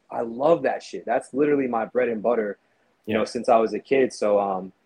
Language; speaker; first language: English; native; English